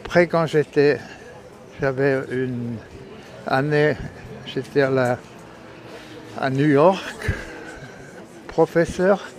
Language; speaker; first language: French; non-native, local second language; German